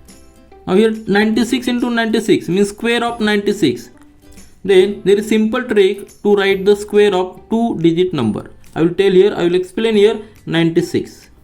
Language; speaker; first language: English; non-native, local second language; Marathi